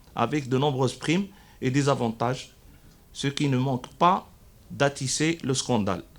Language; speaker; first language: French; non-native, local second language; Arabic